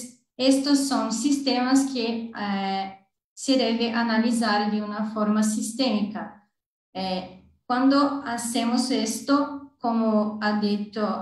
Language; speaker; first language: Spanish; non-native, learner; Portuguese